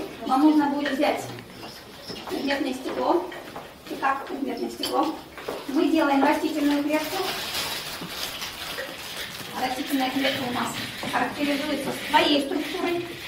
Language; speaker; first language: Russian; native; Russian